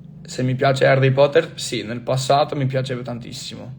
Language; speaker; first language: Italian; non-native, fluent; English